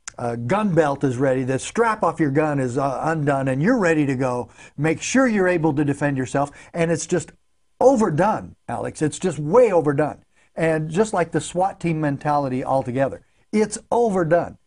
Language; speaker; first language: English; native; English